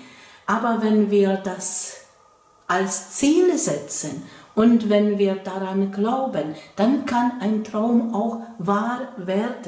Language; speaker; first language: German; non-native, fluent; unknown